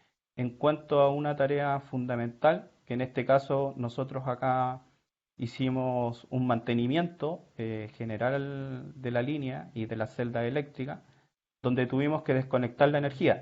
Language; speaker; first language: Spanish; native; Spanish